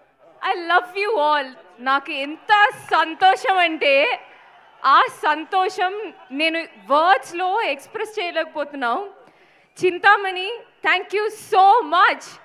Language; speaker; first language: Telugu; non-native, fluent; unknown